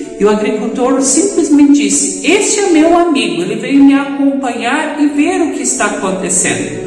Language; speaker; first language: Portuguese; native; Portuguese